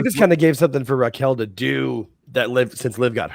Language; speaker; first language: English; native; English